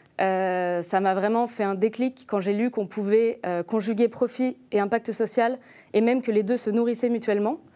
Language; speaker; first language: French; native; French